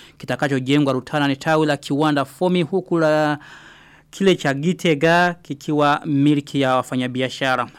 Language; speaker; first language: Swahili; non-native, local second language; Rundi